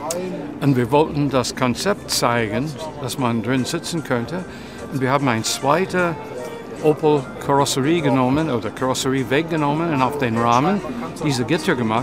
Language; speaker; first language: German; non-native, fluent; English